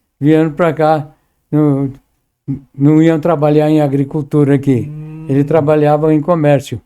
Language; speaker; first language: Portuguese; early bilingual, other home language; Arabic